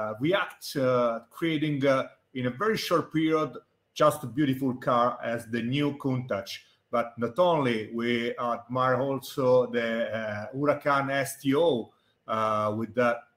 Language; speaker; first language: English; non-native, fluent; Italian